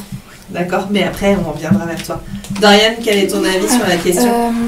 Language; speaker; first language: French; native; French